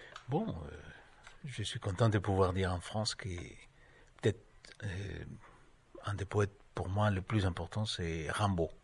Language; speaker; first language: French; non-native, fluent; Spanish